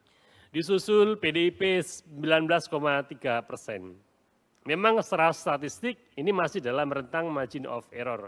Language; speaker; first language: Indonesian; native; Indonesian